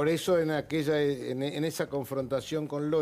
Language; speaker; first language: Spanish; native; Spanish